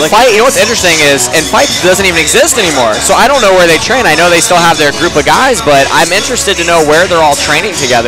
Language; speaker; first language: English; native; English